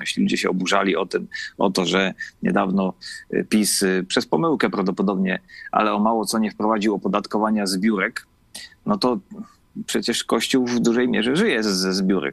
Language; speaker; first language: Polish; native; Polish